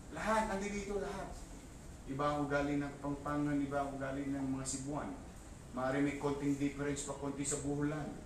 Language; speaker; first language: Filipino; native; Filipino